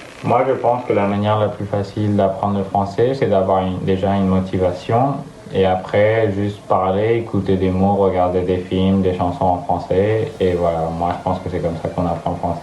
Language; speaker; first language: French; non-native, fluent; Spanish